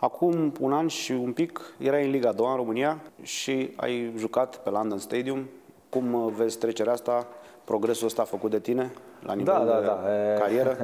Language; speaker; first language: Romanian; native; Romanian